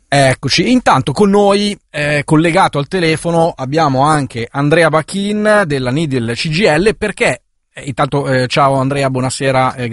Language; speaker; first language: Italian; native; Italian